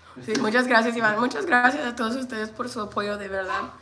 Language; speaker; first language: Spanish; non-native, learner; English